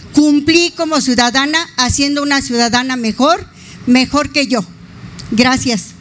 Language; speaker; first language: Spanish; native; Spanish